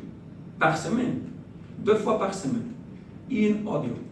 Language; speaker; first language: French; non-native, fluent; Spanish